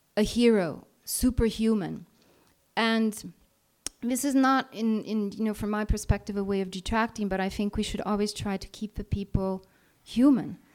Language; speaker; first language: English; non-native, fluent; Italian